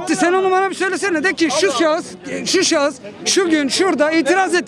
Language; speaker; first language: Turkish; native; Turkish